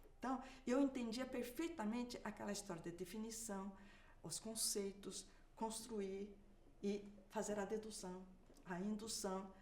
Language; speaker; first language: Portuguese; early bilingual, other home language; Japanese